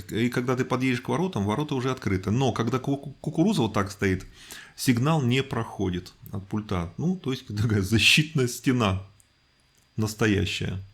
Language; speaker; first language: Russian; native; Russian